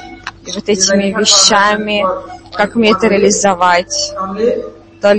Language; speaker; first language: Russian; non-native, fluent; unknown